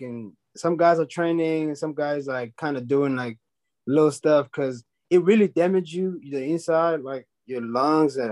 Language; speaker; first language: English; non-native, local second language; Zulu